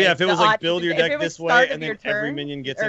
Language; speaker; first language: English; native; English